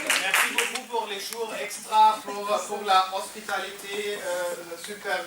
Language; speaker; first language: French; non-native, learner; German